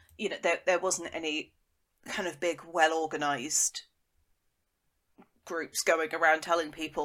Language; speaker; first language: English; native; English